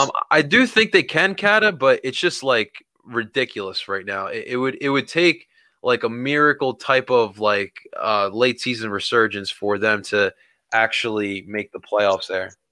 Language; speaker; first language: English; native; English